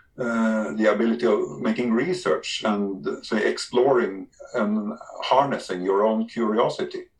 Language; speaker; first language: English; non-native, fluent; Norwegian